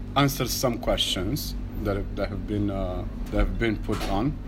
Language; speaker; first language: English; non-native, learner; Romanian